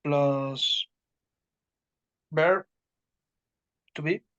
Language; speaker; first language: English; non-native, learner; Spanish